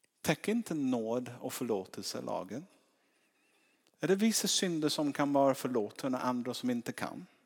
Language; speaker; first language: Swedish; non-native, fluent; English